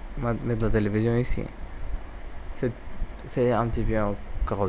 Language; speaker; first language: French; non-native, learner; English